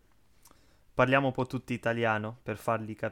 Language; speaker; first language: Italian; non-native, learner; Portuguese